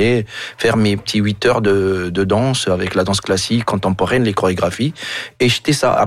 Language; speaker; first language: French; non-native, local second language; Arabic